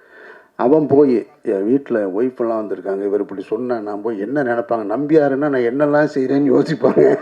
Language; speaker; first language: Tamil; native; Tamil